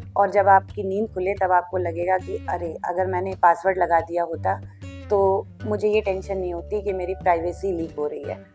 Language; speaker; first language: Hindi; non-native, local second language; Bangla